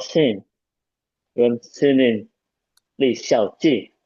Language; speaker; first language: Chinese; non-native, learner; Indonesian